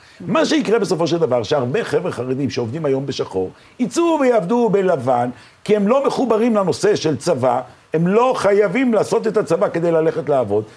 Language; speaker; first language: Hebrew; native; Hebrew